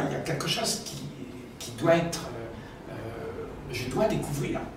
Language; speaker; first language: French; native; French